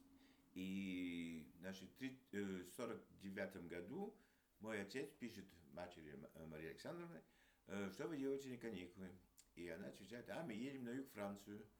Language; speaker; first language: Russian; early bilingual, heritage; Russian